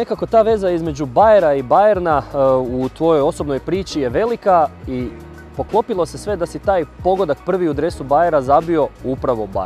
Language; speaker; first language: Croatian; native; Croatian